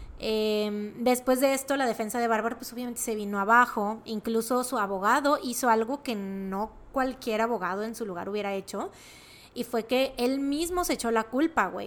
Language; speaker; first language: Spanish; native; Spanish